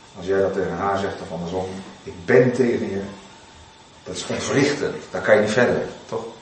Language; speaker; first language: Dutch; native; Dutch